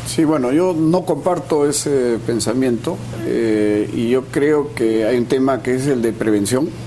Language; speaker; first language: Spanish; native; Spanish